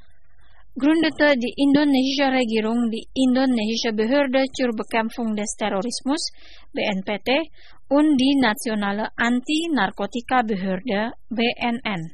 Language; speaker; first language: German; non-native, fluent; Indonesian